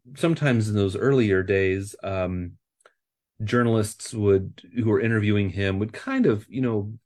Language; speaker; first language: English; native; English